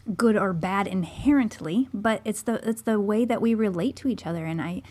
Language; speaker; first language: English; native; English